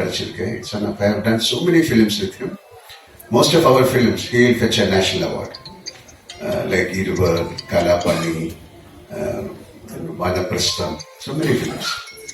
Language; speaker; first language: English; non-native, local second language; Malayalam